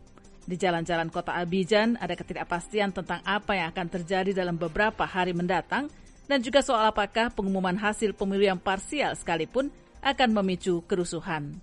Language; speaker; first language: Indonesian; native; Indonesian